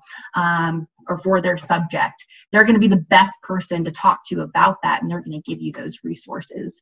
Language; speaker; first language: English; native; English